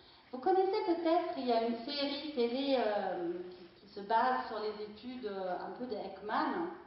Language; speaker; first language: French; non-native, fluent; German